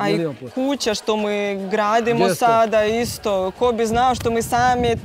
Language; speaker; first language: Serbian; non-native, learner; Russian